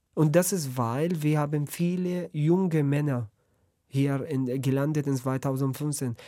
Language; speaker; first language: German; non-native, learner; Arabic